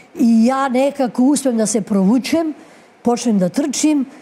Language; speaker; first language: Serbian; native; Serbian